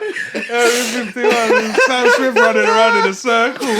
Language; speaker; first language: English; native; English